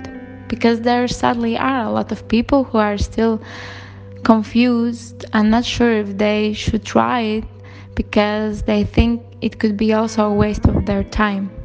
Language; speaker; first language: English; non-native, fluent; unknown